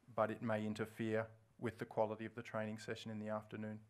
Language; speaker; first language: English; native; English